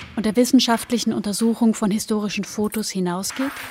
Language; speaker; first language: German; native; German